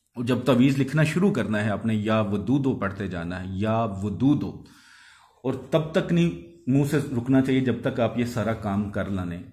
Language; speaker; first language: Urdu; non-native, local second language; Punjabi